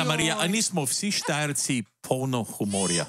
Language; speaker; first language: Slovenian; early bilingual, heritage; Slovenian